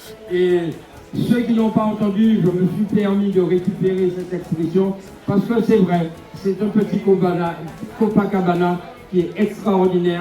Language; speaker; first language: French; native; French